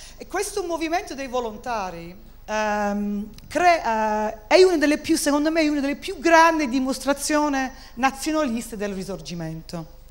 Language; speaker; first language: Italian; non-native, fluent; English